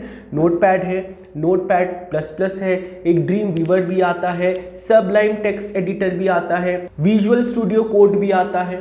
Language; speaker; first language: Hindi; native; Hindi